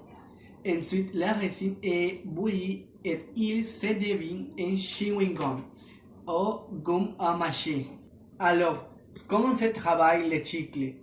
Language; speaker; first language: French; non-native, learner; Spanish